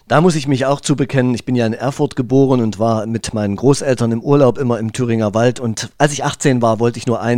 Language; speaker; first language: German; native; German